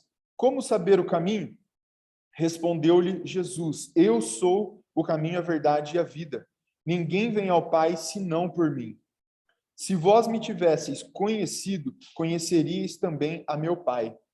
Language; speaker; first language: Portuguese; native; Portuguese